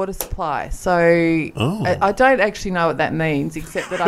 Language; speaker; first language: English; native; English